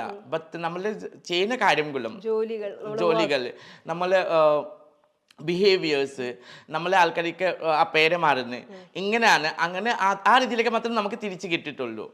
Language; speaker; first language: Malayalam; non-native, learner; Assamese